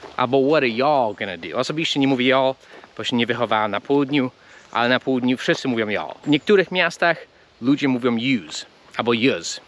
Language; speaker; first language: Polish; non-native, fluent; English